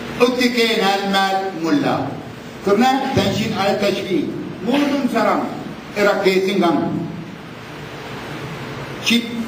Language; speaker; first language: Korean; non-native, learner; Arabic